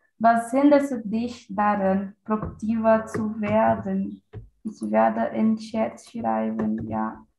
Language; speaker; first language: German; non-native, learner; Portuguese